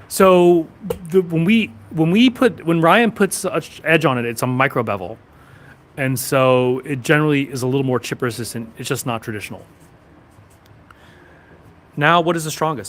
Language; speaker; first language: English; native; English